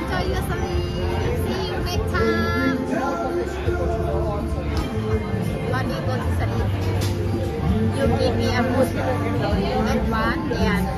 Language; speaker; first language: English; non-native, learner; Thai